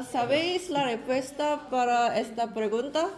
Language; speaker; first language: Spanish; non-native, learner; Korean